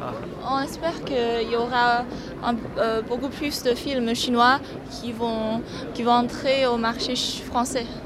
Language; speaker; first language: French; non-native, fluent; Chinese